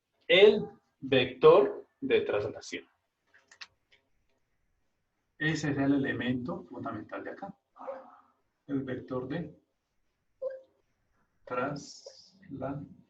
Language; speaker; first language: Spanish; native; Spanish